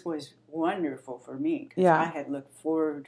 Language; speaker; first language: English; native; English